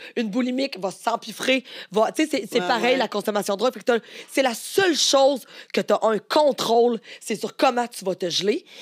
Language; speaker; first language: French; native; French